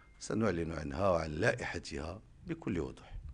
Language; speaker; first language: Arabic; native; Arabic